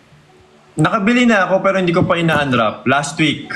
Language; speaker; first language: Filipino; native; Filipino